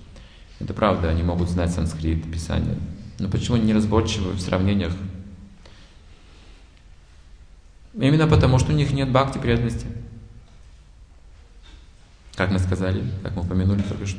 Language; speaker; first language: Russian; native; Russian